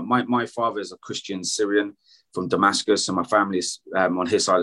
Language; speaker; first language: English; native; English